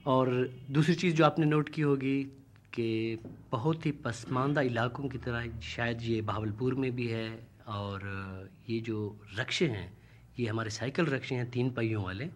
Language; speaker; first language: Urdu; non-native, local second language; Saraiki